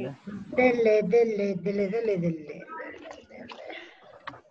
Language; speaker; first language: Italian; non-native, learner; Spanish